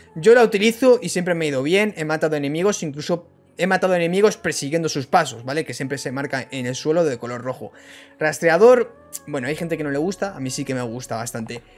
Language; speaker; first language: Spanish; native; Spanish